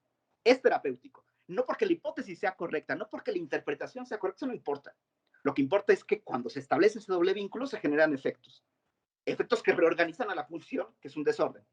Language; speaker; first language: Spanish; native; Spanish